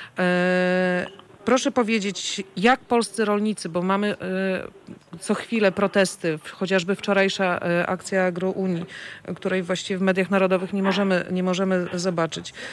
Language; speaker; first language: Polish; native; Polish